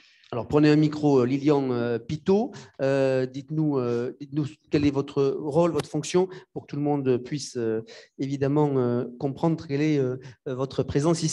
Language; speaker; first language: French; native; French